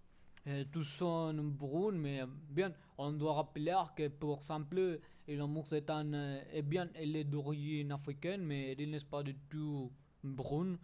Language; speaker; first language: French; non-native, learner; Spanish